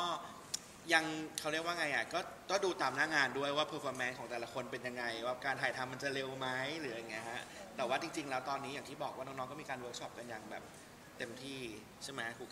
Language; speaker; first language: Thai; native; Thai